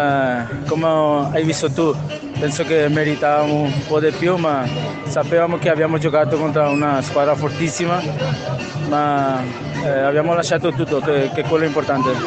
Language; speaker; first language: Italian; non-native, fluent; Spanish